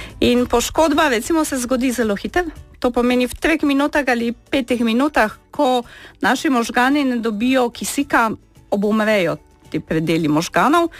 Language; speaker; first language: Slovenian; non-native, fluent; Polish